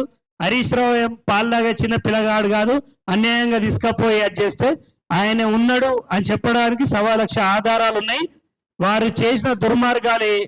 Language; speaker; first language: Telugu; native; Telugu